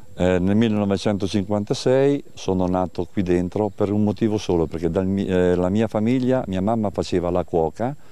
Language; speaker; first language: Italian; native; Italian